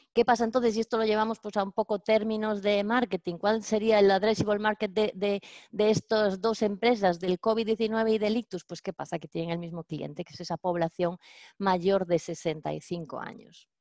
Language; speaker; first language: Spanish; native; Spanish